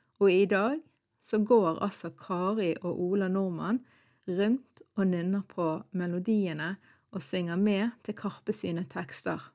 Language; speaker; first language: Norwegian; early bilingual, other home language; Arabic